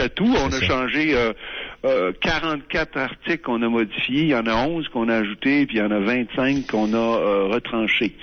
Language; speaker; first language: French; native; French